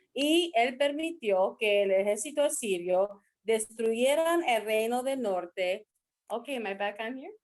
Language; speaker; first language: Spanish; early bilingual, heritage; Spanish